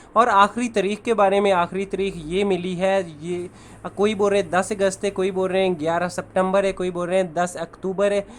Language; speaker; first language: Hindi; non-native, local second language; Punjabi